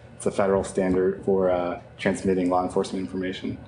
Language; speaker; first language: English; native; English